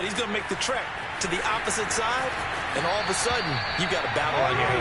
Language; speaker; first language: English; native; English